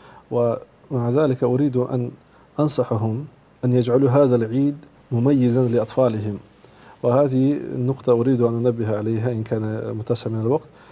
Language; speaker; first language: Arabic; non-native, fluent; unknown